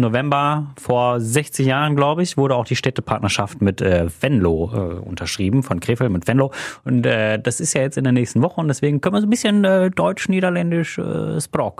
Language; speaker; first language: German; native; German